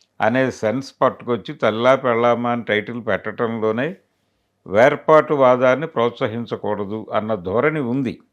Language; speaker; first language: Telugu; native; Telugu